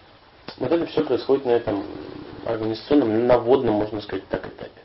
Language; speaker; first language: Russian; native; Russian